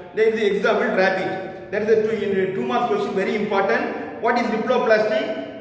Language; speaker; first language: English; non-native, local second language; Tamil